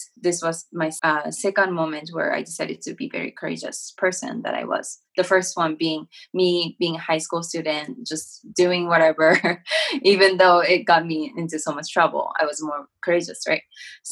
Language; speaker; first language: English; non-native, fluent; Japanese